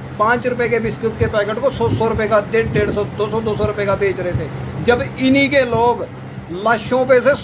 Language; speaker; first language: Hindi; non-native, local second language; Punjabi